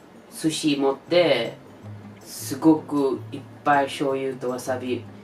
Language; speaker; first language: Japanese; non-native, learner; English